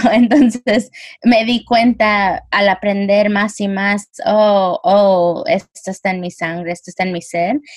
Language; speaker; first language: Spanish; early bilingual, heritage; Spanish